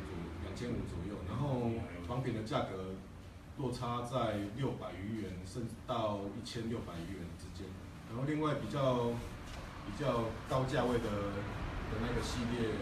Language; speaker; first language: Chinese; native; Chinese